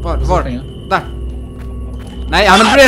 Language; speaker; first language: Swedish; native; Swedish